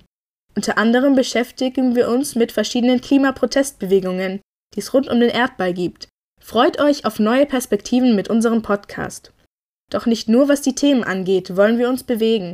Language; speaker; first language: German; native; German